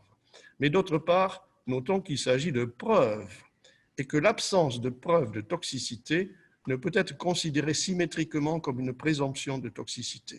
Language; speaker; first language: French; native; French